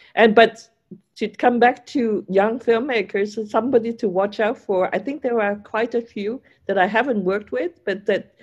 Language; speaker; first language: English; non-native, local second language; Cantonese